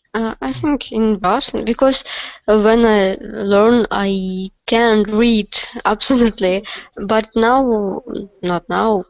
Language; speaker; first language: English; non-native, learner; Russian